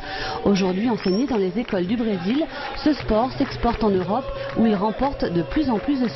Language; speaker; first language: French; native; French